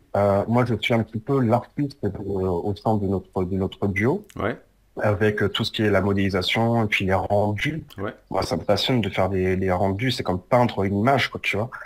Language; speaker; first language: French; native; French